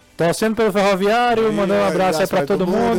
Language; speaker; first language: Portuguese; native; Portuguese